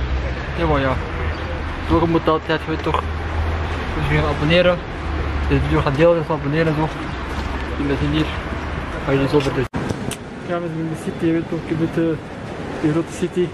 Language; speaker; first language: Dutch; non-native, local second language; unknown